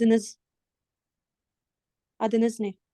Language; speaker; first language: Turkish; non-native, learner; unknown